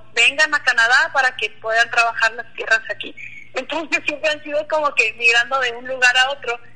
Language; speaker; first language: Spanish; non-native, local second language; Plautdietsch